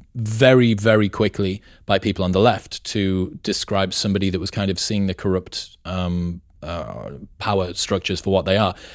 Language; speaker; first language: English; native; English